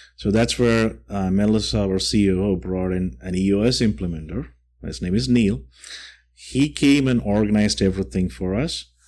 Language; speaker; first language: English; non-native, local second language; Malayalam